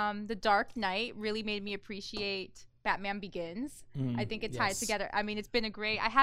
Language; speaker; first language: English; non-native, fluent; Spanish